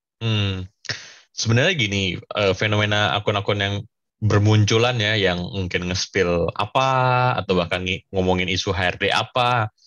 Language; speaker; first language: Indonesian; native; Indonesian